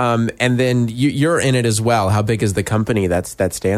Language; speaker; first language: English; native; English